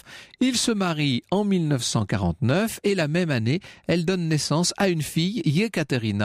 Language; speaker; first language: French; native; French